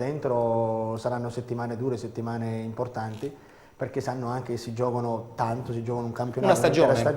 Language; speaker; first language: Italian; native; Italian